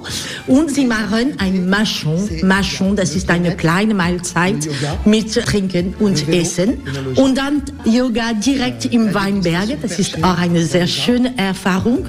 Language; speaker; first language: German; non-native, fluent; French